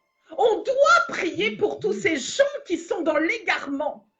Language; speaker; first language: French; native; French